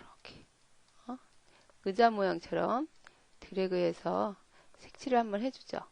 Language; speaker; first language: Korean; native; Korean